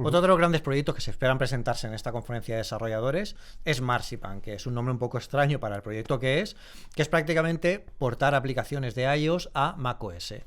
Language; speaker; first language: Spanish; native; Spanish